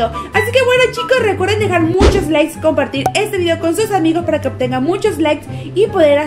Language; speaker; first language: Spanish; native; Spanish